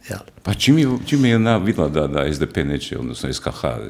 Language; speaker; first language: Croatian; native; Croatian